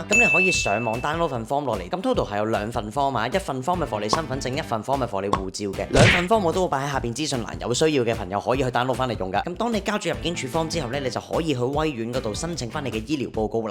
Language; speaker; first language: Cantonese; native; Cantonese